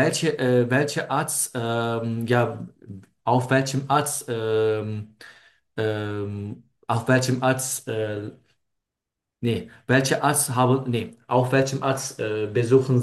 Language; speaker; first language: German; non-native, learner; Turkish